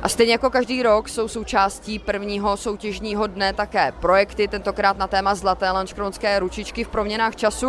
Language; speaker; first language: Czech; native; Czech